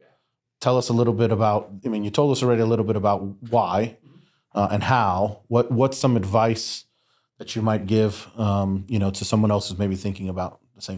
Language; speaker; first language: English; native; English